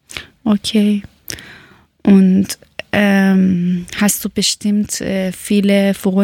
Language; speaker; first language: German; non-native, learner; Persian